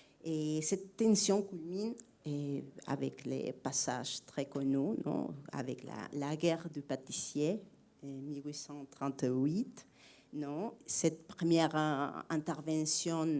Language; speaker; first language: French; non-native, fluent; Spanish